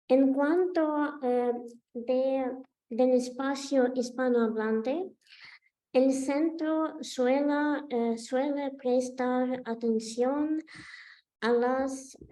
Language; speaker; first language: Spanish; non-native, fluent; Ukrainian